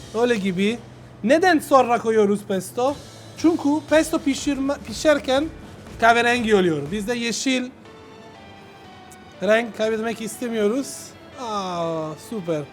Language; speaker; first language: Turkish; non-native, learner; Italian